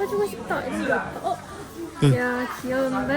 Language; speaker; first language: Korean; non-native, fluent; Japanese